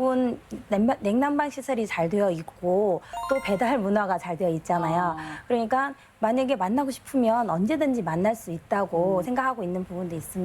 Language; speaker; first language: Korean; non-native, fluent; Chinese